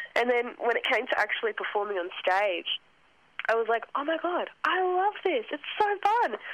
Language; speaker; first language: English; non-native, local second language; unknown